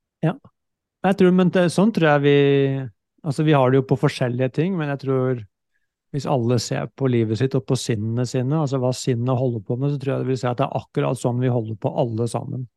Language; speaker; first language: Norwegian; native; Norwegian